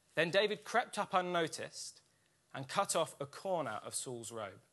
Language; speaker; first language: English; native; English